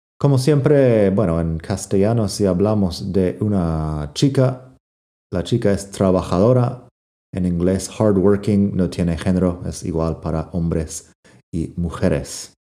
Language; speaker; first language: Spanish; non-native, fluent; English